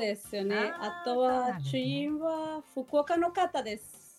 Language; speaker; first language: Japanese; non-native, learner; Spanish